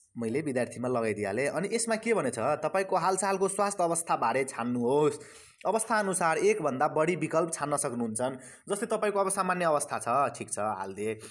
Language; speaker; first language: Nepali; non-native, local second language; Maithili